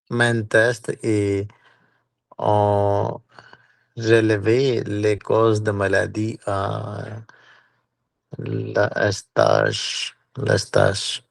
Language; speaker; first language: French; non-native, learner; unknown